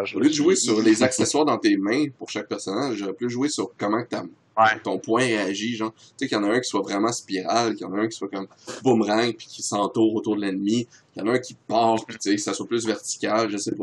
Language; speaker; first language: French; native; French